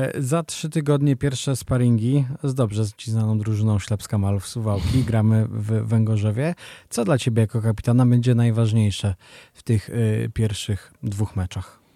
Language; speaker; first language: Polish; native; Polish